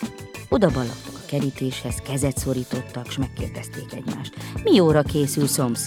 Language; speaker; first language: Hungarian; native; Hungarian